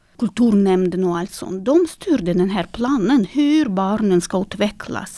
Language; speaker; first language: Swedish; non-native, fluent; Russian